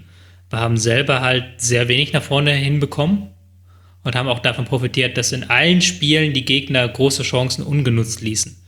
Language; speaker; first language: German; native; German